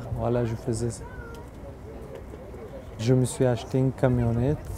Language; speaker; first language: French; non-native, fluent; Bulgarian